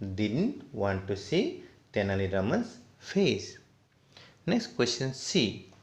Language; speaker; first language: English; non-native, local second language; Assamese